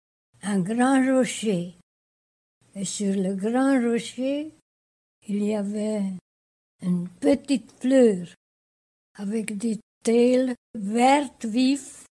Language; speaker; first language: French; non-native, fluent; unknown